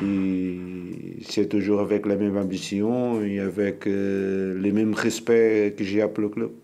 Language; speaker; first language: French; non-native, learner; Portuguese